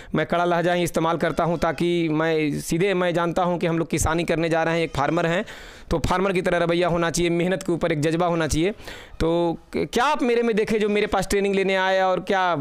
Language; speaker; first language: Hindi; native; Hindi